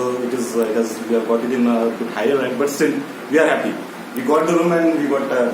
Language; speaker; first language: English; non-native, local second language; Hindi